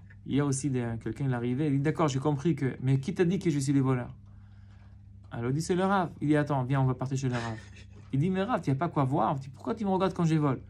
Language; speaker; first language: French; non-native, fluent; Hebrew